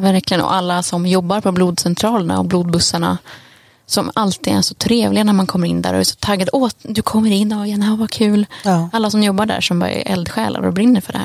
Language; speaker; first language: Swedish; native; Swedish